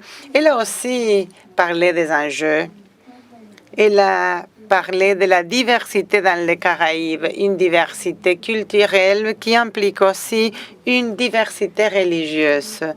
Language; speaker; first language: French; non-native, fluent; Spanish